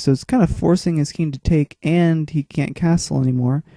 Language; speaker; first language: English; native; English